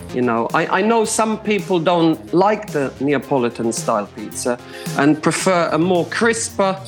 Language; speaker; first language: English; non-native, fluent; Croatian